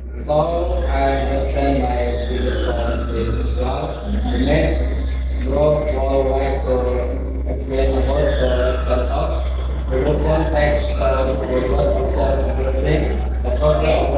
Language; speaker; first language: English; non-native, learner; Indonesian